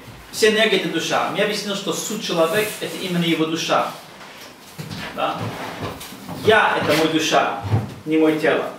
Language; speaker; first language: Russian; non-native, learner; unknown